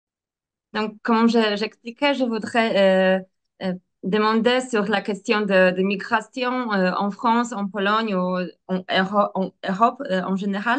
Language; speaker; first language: French; non-native, learner; Polish